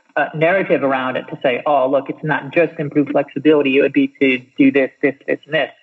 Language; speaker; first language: English; native; English